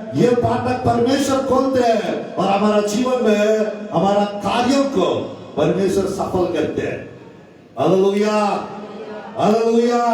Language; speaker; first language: Hindi; non-native, local second language; Telugu